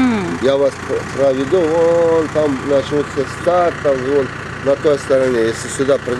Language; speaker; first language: Russian; non-native, local second language; Uzbek